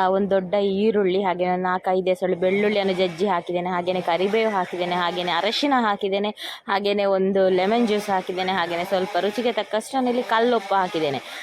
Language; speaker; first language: Kannada; native; Kannada